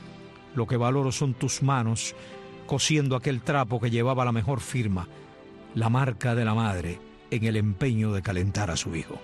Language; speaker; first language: Spanish; native; Spanish